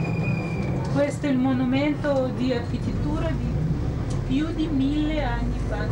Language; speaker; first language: Italian; non-native, learner; Russian